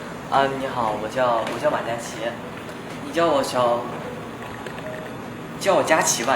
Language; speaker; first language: Chinese; native; Chinese